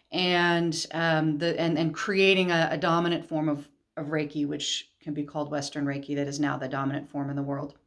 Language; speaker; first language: English; native; English